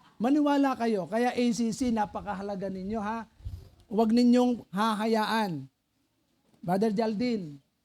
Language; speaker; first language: Filipino; non-native, local second language; Pampanga